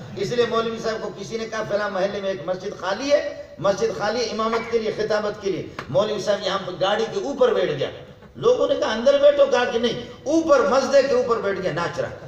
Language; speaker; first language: Urdu; non-native, local second language; Brahui